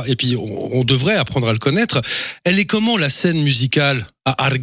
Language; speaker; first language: French; native; French